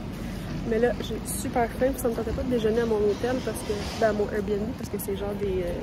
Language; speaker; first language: French; native; French